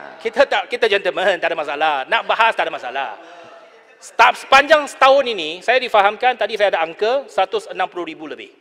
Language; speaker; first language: Malay; native; Malay